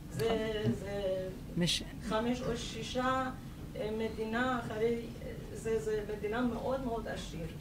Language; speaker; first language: Hebrew; non-native, learner; Persian